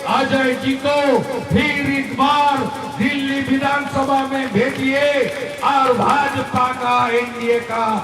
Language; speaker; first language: Hindi; non-native, local second language; Bangla